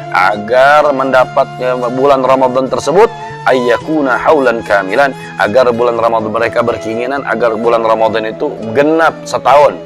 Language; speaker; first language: Indonesian; native; Indonesian